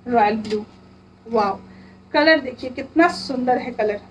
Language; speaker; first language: Hindi; non-native, local second language; Bangla